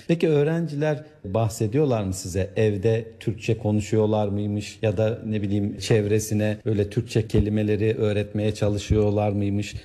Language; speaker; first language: Turkish; native; Turkish